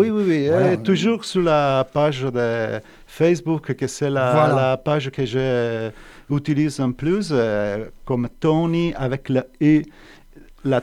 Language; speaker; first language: French; non-native, fluent; Italian